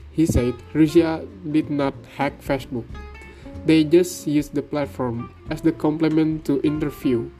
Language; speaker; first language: English; non-native, learner; Indonesian